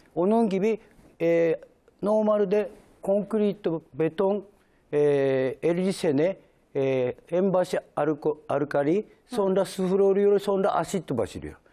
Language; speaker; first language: Turkish; non-native, learner; Japanese